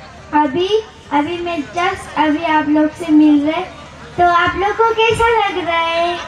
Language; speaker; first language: Hindi; non-native, local second language; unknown